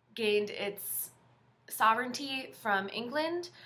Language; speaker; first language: English; native; English